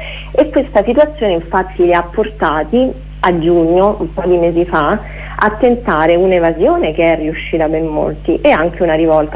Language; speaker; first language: Italian; native; Italian